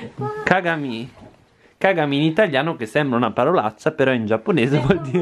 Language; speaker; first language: Italian; native; Italian